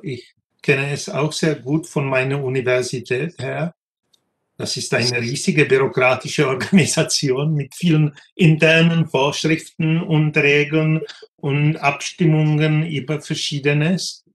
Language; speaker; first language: German; non-native, fluent; Czech